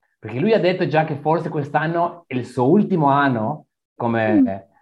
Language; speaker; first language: Italian; non-native, learner; Spanish